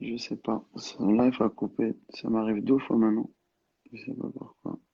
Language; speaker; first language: French; non-native, local second language; Arabic